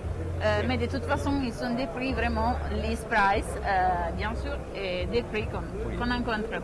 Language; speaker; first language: French; non-native, fluent; Italian